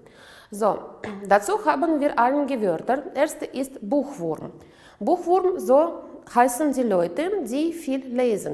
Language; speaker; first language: German; non-native, fluent; Uzbek